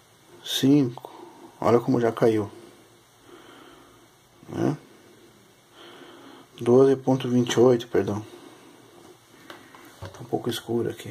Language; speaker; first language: Portuguese; native; Portuguese